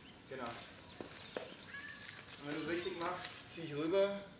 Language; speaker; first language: German; native; German